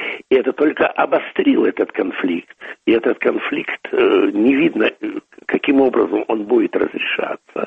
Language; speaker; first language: Russian; native; Russian